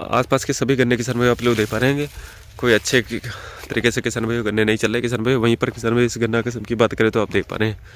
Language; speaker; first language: Hindi; non-native, local second language; Punjabi